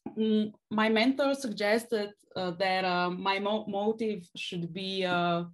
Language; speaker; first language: English; non-native, fluent; Slovenian